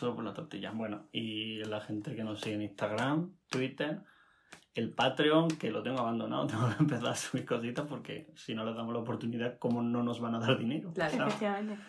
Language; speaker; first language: Spanish; native; Spanish